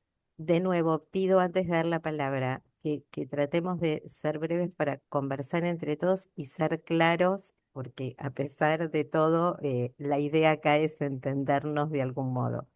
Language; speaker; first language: Spanish; native; Spanish